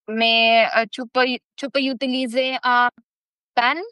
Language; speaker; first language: French; non-native, fluent; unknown